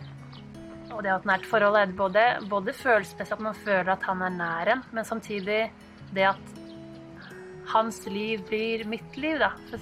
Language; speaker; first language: Norwegian; native; Norwegian